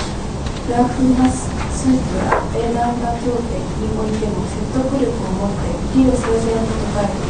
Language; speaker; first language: Japanese; native; Japanese